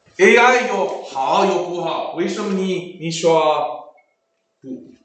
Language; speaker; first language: Chinese; non-native, learner; English